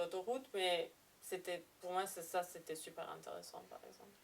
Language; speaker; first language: French; non-native, fluent; Serbian